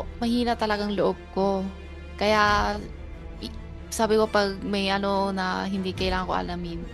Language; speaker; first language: Filipino; early bilingual, other home language; Chinese